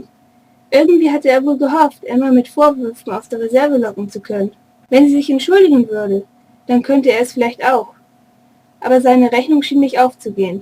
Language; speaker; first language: German; native; German